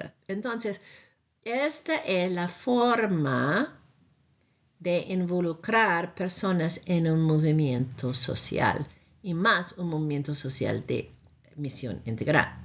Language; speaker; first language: Spanish; non-native, fluent; English